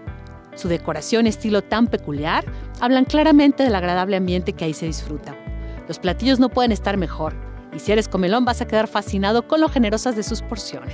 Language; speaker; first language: Spanish; native; Spanish